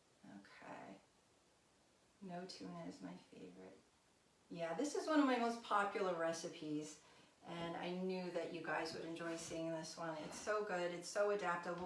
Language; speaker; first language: English; native; English